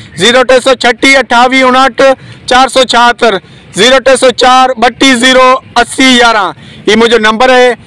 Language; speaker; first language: Urdu; non-native, local second language; Sindhi